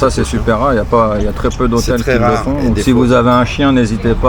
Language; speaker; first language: French; native; French